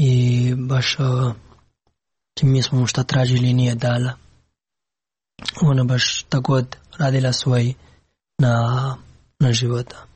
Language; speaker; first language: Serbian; non-native, learner; Pashto